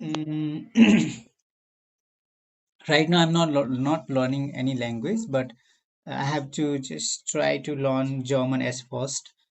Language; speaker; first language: English; non-native, learner; Nepali